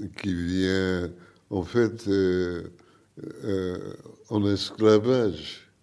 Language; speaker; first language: French; non-native, learner; English